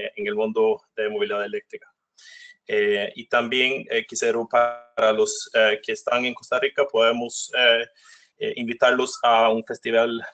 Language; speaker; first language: Spanish; non-native, fluent; Norwegian